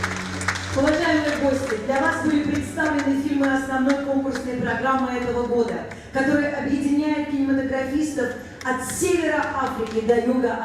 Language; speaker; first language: Russian; native; Russian